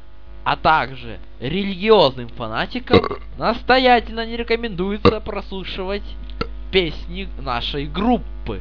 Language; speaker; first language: Russian; native; Russian